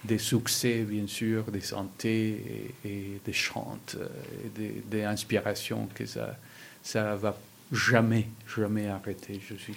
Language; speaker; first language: French; non-native, learner; Spanish